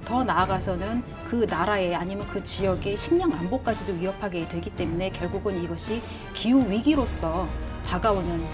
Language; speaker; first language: Korean; native; Korean